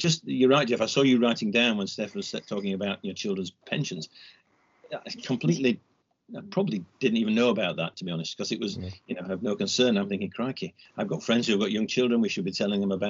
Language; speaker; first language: English; native; English